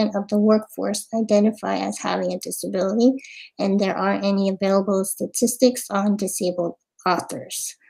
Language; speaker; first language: English; native; English